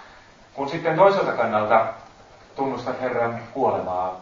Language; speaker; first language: Finnish; native; Finnish